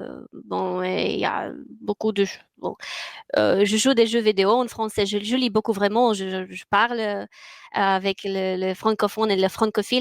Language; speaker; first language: French; non-native, fluent; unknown